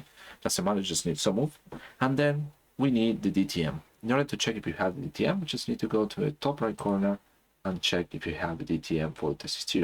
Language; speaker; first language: English; non-native, fluent; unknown